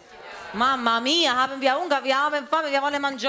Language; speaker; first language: German; non-native, fluent; Italian